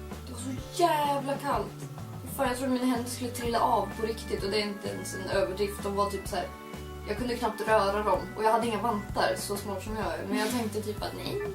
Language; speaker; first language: Swedish; native; Swedish